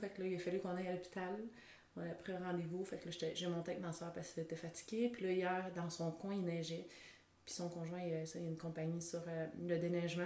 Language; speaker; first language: French; native; French